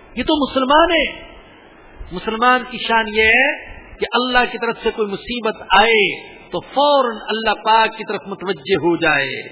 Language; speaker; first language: Urdu; non-native, local second language; Punjabi